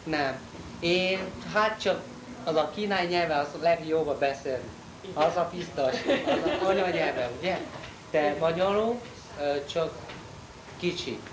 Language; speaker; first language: Hungarian; non-native, learner; Chinese